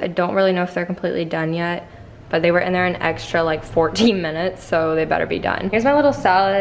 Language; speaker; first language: English; native; English